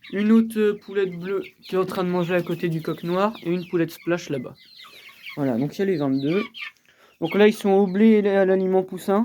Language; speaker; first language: French; native; French